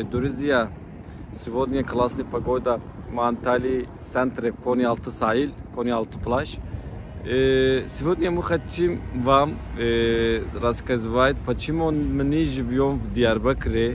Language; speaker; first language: Russian; non-native, learner; Turkish